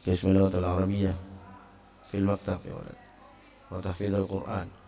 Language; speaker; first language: Arabic; non-native, fluent; Indonesian